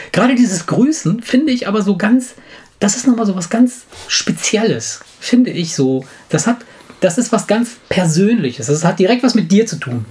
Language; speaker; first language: German; non-native, fluent; Italian